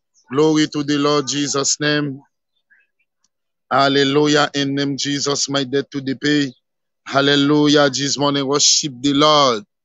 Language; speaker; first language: English; non-native, learner; Haitian Creole